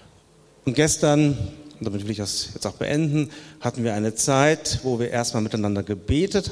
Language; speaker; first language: German; native; German